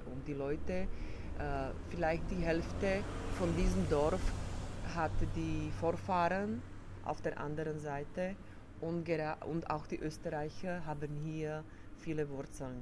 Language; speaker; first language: German; non-native, fluent; Slovak